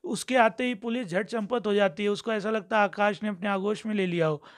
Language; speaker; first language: Hindi; native; Hindi